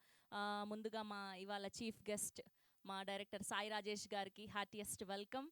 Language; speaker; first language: Telugu; native; Telugu